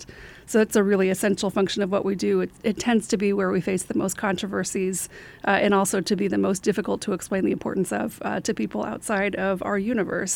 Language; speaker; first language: English; native; English